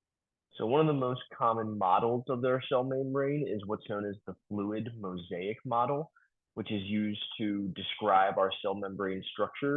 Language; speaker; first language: English; native; English